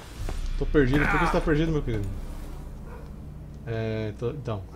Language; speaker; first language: Portuguese; native; Portuguese